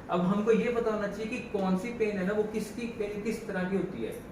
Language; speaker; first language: Hindi; non-native, local second language; Punjabi